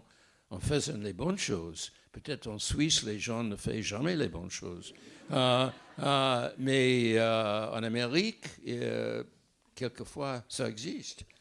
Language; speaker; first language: French; non-native, fluent; English